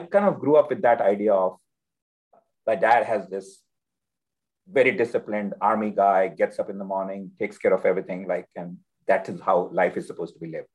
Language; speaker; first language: English; non-native, local second language; Hindi